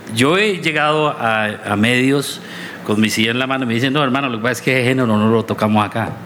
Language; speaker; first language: Spanish; native; Spanish